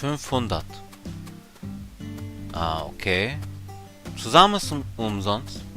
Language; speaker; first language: German; non-native, fluent; Japanese